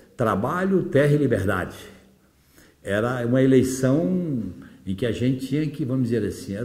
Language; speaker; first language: Portuguese; native; Portuguese